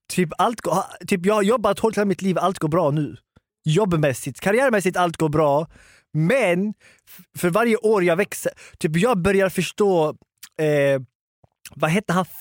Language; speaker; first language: Swedish; early bilingual, other home language; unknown